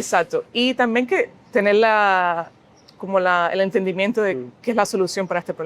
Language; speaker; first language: Spanish; early bilingual, heritage; Spanish